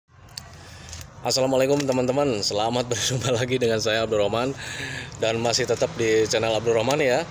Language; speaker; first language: Indonesian; native; Indonesian